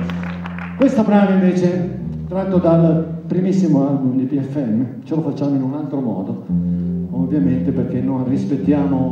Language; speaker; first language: Italian; native; Italian